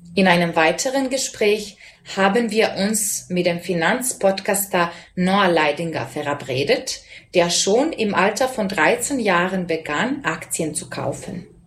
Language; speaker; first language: German; non-native, fluent; Serbian